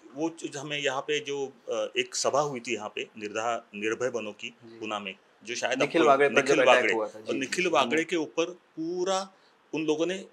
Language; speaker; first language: Hindi; non-native, local second language; Marathi